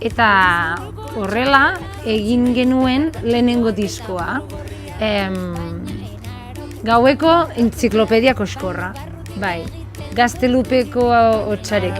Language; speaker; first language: Basque; non-native, local second language; Catalan